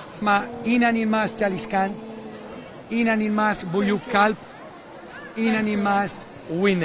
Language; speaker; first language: Turkish; non-native, learner; Italian